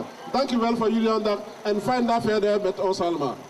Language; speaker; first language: Dutch; non-native, learner; French